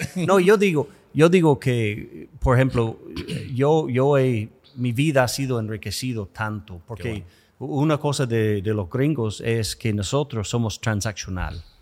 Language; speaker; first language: Spanish; non-native, fluent; English